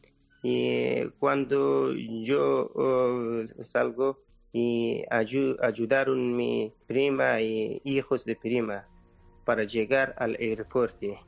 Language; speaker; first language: Spanish; non-native, learner; Persian